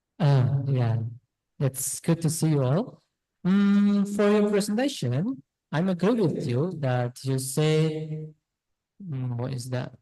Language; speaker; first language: English; non-native, fluent; Indonesian